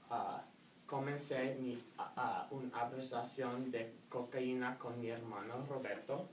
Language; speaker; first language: Spanish; non-native, learner; English